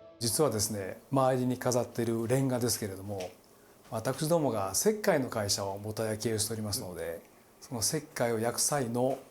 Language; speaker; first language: Japanese; native; Japanese